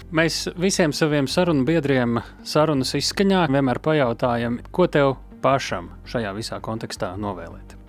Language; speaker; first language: Latvian; native; Latvian